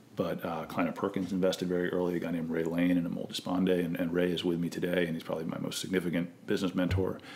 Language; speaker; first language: English; native; English